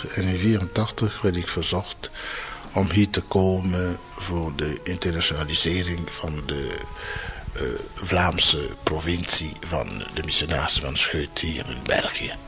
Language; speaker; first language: Dutch; non-native, fluent; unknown